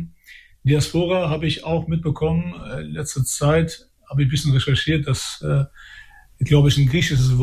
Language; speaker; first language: German; early bilingual, other home language; Albanian